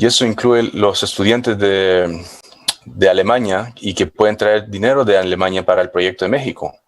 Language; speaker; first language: Spanish; non-native, fluent; English